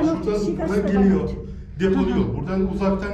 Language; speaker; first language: Turkish; non-native, learner; Persian